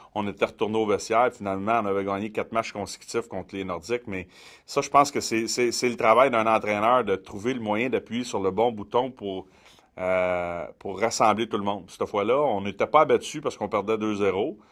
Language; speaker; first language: French; native; French